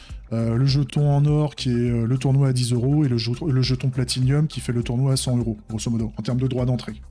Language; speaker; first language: French; native; French